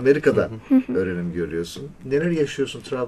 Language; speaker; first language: Turkish; native; Turkish